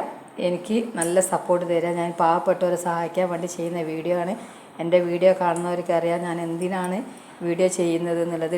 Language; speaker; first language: Malayalam; native; Malayalam